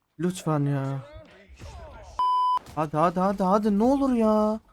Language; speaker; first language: Turkish; native; Turkish